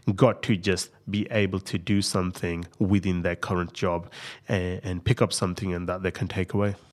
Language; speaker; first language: English; non-native, local second language; Punjabi